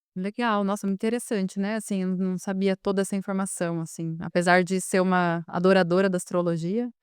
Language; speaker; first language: Portuguese; native; Portuguese